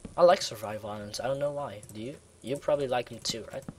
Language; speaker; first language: English; non-native, fluent; Dutch